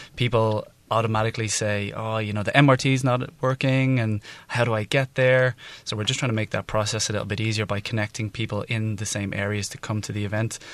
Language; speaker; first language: English; native; English